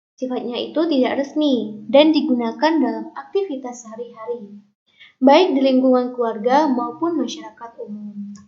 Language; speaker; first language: Indonesian; native; Indonesian